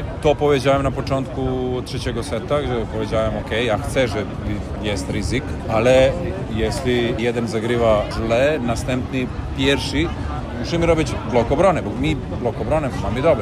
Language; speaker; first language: Polish; non-native, fluent; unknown